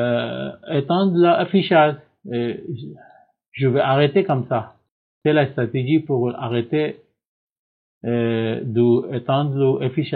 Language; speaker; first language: French; non-native, learner; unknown